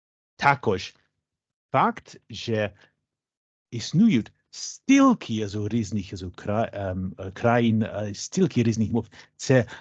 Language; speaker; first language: Ukrainian; non-native, learner; English